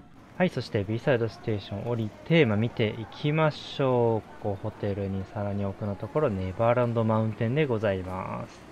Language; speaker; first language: Japanese; native; Japanese